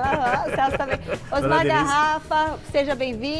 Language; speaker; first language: Portuguese; native; Portuguese